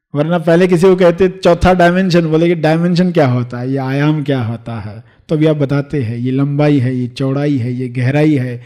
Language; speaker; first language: Hindi; native; Hindi